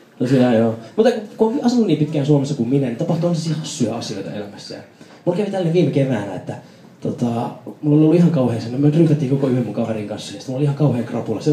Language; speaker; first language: Finnish; early bilingual, other home language; Persian